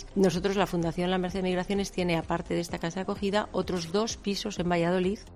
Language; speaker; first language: Spanish; native; Spanish